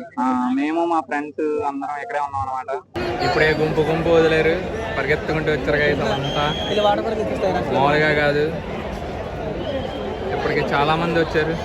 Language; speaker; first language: Telugu; native; Telugu